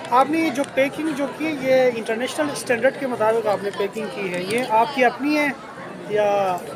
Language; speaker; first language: Urdu; non-native, local second language; Khowar